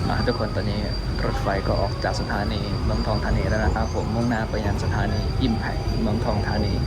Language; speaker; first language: Thai; native; Thai